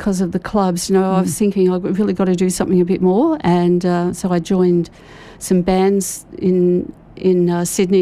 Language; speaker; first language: English; native; English